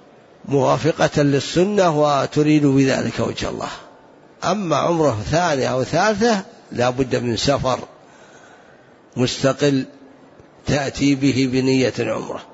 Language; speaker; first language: Arabic; native; Arabic